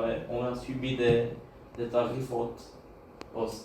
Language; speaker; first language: French; non-native, learner; Bulgarian